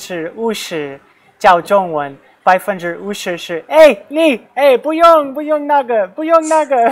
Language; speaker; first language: Chinese; non-native, learner; English